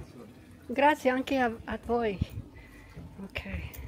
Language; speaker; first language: Italian; non-native, learner; English